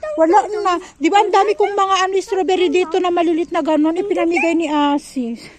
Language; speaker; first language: Filipino; non-native, local second language; Iloko